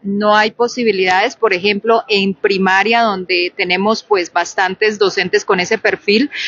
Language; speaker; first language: Spanish; native; Spanish